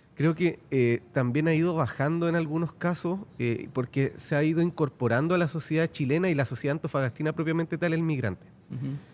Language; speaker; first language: Spanish; native; Spanish